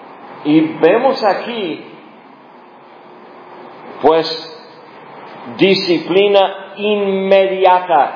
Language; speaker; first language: Spanish; non-native, fluent; English